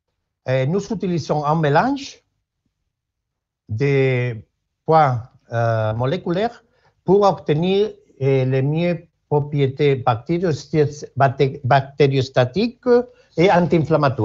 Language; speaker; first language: French; non-native, learner; Spanish